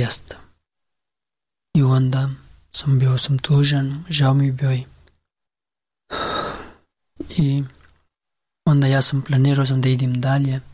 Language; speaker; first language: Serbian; non-native, learner; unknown